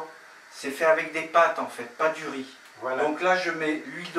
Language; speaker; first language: French; native; French